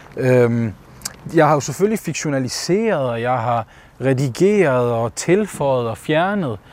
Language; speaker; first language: Danish; early bilingual, other home language; Bosnian